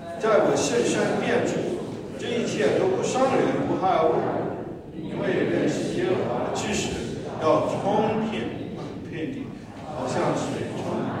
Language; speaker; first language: Chinese; non-native, local second language; Cantonese